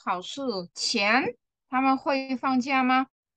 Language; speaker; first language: Chinese; non-native, fluent; Vietnamese